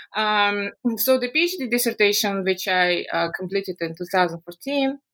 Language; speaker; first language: English; non-native, fluent; Russian